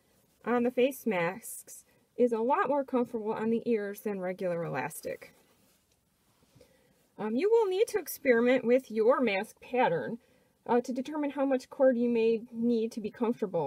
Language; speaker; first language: English; native; English